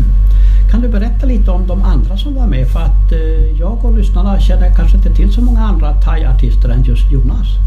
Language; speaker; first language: Swedish; native; Swedish